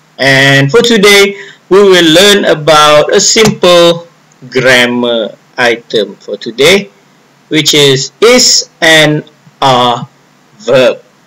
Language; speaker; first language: English; non-native, local second language; Malay